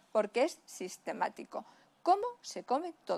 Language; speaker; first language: Spanish; native; Spanish